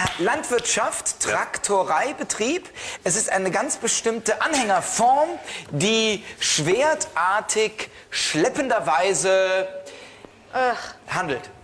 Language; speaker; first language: German; native; German